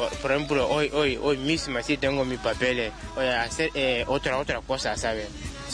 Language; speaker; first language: Spanish; non-native, learner; Wolof